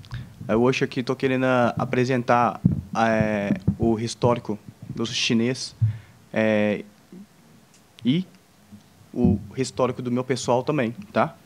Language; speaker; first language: Portuguese; non-native, fluent; Chinese